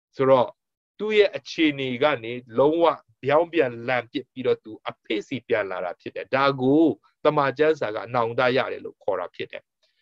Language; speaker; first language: Burmese; non-native, local second language; Tedim Chin